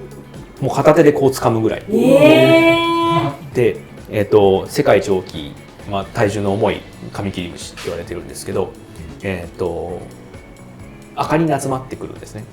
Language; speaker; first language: Japanese; native; Japanese